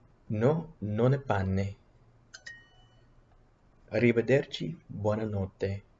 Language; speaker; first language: Italian; non-native, learner; English